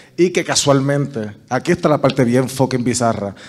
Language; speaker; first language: Spanish; native; Spanish